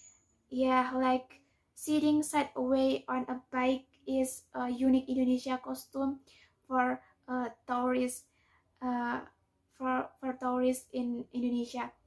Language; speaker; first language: English; non-native, learner; Indonesian